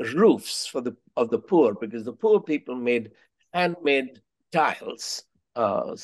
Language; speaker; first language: English; non-native, local second language; Hindi